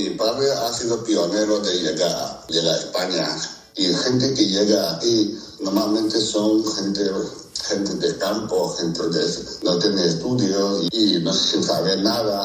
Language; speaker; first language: Spanish; non-native, fluent; Chinese